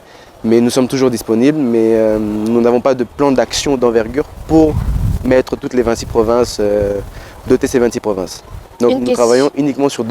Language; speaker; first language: French; non-native, local second language; Lingala